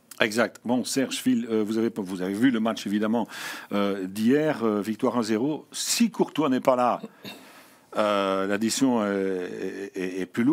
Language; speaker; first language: French; native; French